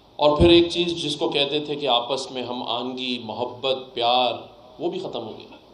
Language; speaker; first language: Urdu; native; Urdu